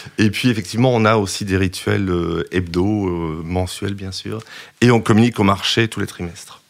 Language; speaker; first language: French; native; French